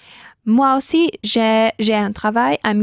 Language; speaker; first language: French; non-native, learner; Spanish